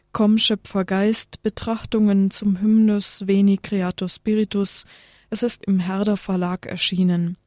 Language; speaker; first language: German; native; German